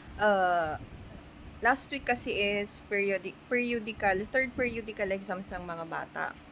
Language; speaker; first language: Filipino; non-native, local second language; Iloko